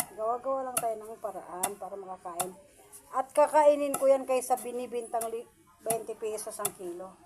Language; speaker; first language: Filipino; non-native, local second language; Cebuano